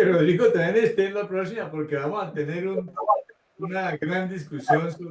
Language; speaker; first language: Spanish; native; Spanish